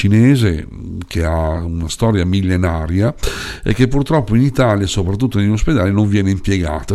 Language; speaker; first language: Italian; native; Italian